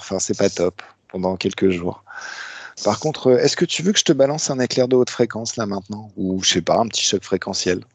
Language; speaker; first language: French; native; French